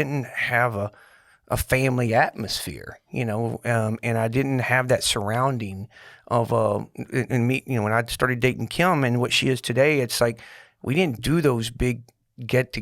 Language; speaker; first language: English; native; English